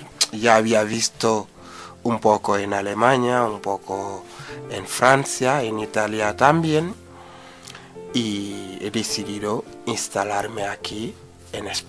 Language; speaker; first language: Spanish; non-native, fluent; Wolof